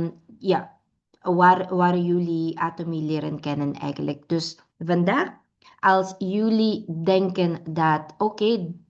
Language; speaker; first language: Dutch; non-native, learner; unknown